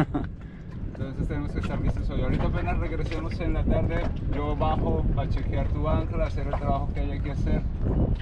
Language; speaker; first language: Spanish; native; Spanish